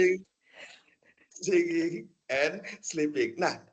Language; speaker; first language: English; non-native, fluent; Indonesian